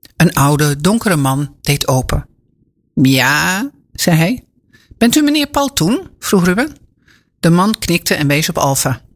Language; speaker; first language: Dutch; native; Dutch